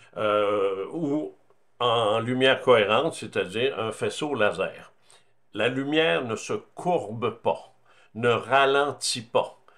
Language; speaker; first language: French; native; French